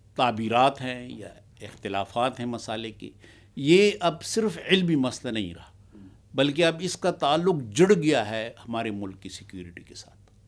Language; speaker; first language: Urdu; non-native, local second language; Pashto